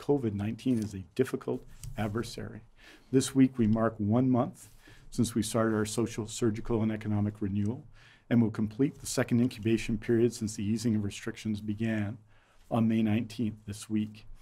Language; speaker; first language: English; native; English